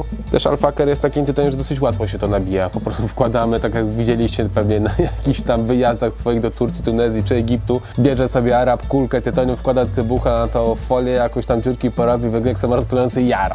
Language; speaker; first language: Polish; native; Polish